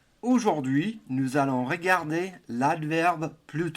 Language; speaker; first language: French; non-native, fluent; English